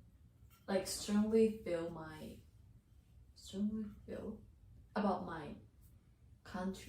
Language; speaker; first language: English; non-native, learner; Japanese